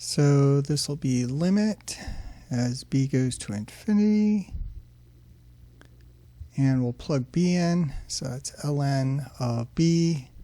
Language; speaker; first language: English; native; English